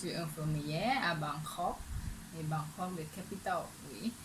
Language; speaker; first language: French; non-native, learner; Thai